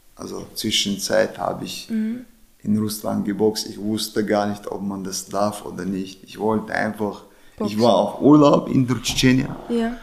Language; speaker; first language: German; early bilingual, other home language; Russian